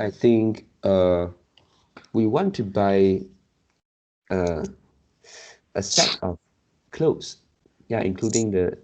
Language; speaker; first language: English; non-native, learner; Chinese